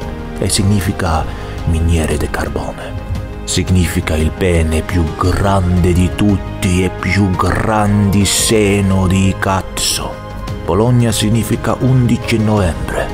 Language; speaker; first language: Italian; non-native, learner; Swedish